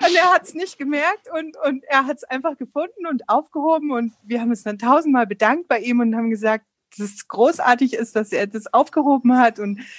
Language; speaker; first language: German; non-native, fluent; Polish